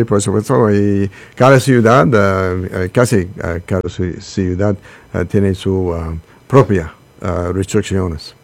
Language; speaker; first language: Spanish; non-native, learner; English